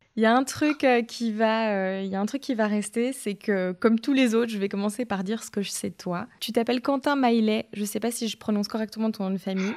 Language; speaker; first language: French; native; French